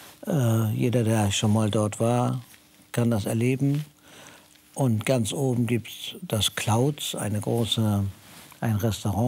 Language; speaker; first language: German; early bilingual, other home language; Persian